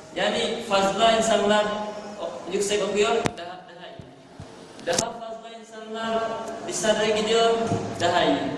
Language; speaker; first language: Turkish; non-native, learner; Indonesian